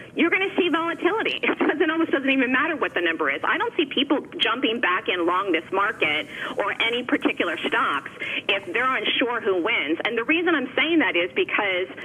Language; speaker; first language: English; native; English